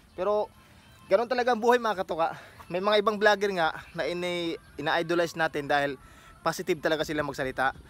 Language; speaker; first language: Filipino; non-native, local second language; Cebuano